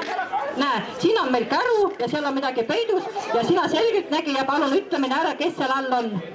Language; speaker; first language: Estonian; native; Estonian